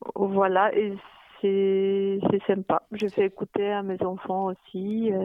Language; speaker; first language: French; non-native, fluent; Polish